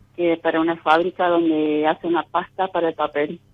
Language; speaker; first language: Spanish; native; Spanish